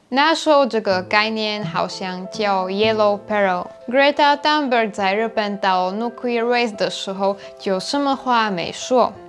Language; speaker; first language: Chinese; non-native, fluent; Slovak